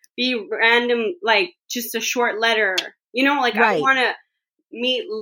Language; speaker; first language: English; native; English